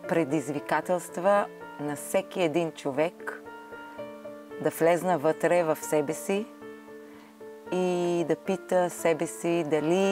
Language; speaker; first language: Bulgarian; non-native, fluent; Hebrew